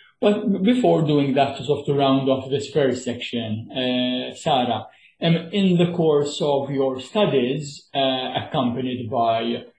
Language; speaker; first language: English; non-native, local second language; Maltese